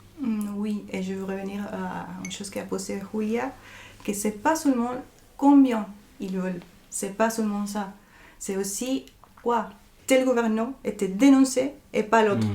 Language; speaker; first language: French; non-native, fluent; Spanish